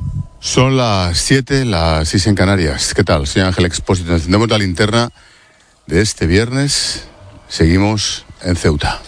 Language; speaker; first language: Spanish; native; Spanish